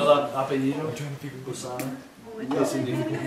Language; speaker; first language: Spanish; non-native, learner; English